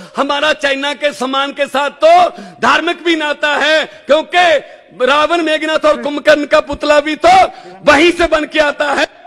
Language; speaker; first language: Hindi; non-native, local second language; Punjabi